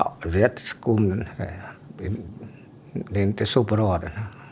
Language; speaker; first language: Swedish; non-native, learner; Vietnamese